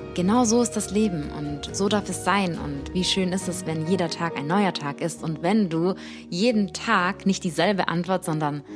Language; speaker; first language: German; early bilingual, other home language; Russian